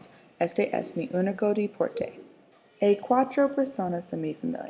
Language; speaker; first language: Spanish; non-native, learner; English